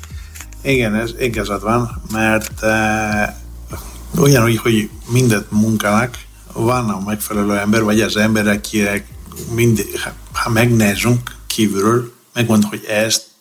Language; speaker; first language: Hungarian; non-native, learner; Greek